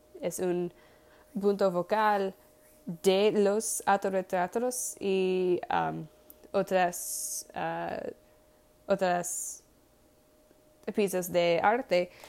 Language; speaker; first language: Spanish; non-native, learner; English